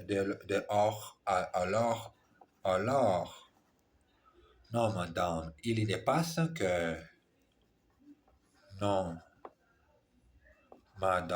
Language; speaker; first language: French; non-native, learner; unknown